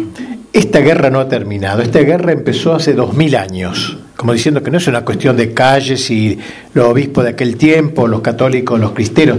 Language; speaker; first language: Spanish; native; Spanish